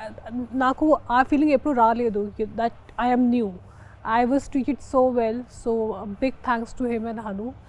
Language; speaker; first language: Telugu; non-native, local second language; Hindi